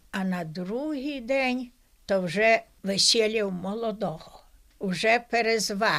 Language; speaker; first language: Ukrainian; native; Ukrainian